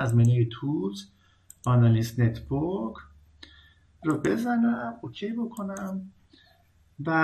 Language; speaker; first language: Persian; native; Persian